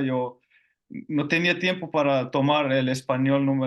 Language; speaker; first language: Spanish; non-native, fluent; Finnish